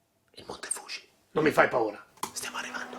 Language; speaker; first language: Italian; native; Italian